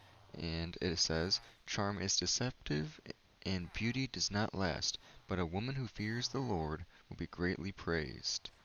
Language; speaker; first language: English; native; English